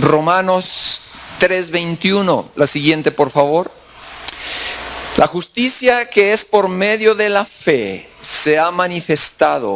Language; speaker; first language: Spanish; native; Spanish